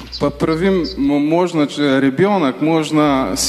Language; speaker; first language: Russian; non-native, learner; Bulgarian